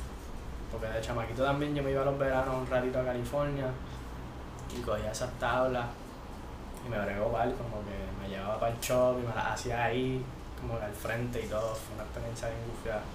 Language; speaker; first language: Spanish; native; Spanish